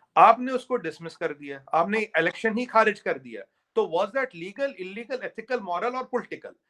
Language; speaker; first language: Hindi; native; Hindi